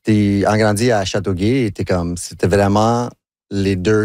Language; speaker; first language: French; non-native, local second language; English